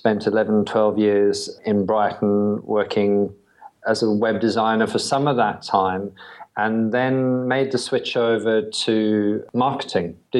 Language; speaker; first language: English; native; English